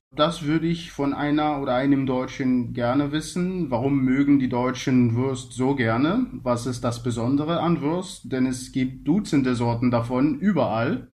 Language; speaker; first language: German; non-native, fluent; Arabic